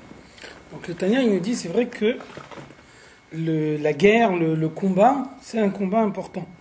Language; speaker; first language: French; native; French